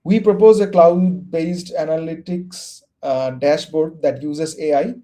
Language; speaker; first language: English; non-native, local second language; Bangla